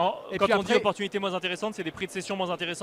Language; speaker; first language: French; native; French